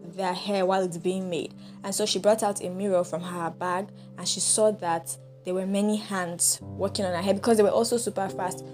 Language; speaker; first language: English; non-native, local second language; Yoruba